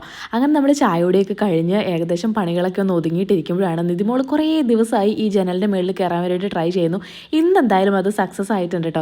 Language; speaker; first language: Malayalam; native; Malayalam